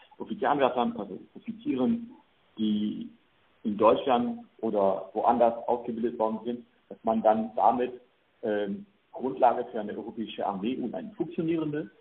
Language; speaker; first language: German; non-native, fluent; French